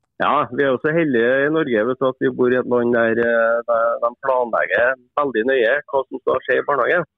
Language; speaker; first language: Norwegian; native; Norwegian